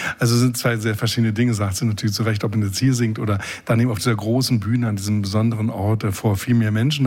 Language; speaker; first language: German; native; German